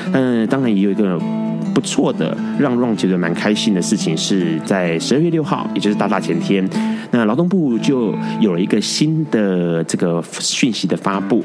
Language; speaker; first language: Chinese; native; Chinese